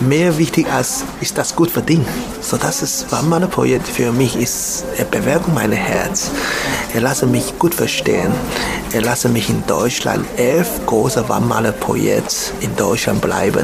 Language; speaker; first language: German; non-native, learner; Chinese